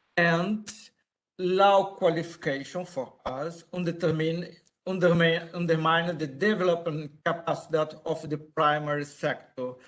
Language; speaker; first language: English; non-native, learner; Portuguese